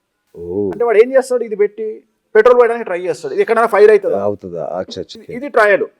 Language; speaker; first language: Telugu; native; Telugu